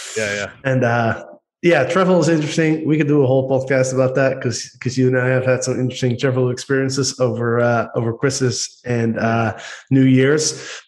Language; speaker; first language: English; non-native, fluent; Dutch